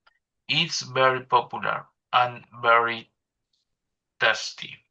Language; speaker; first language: English; non-native, learner; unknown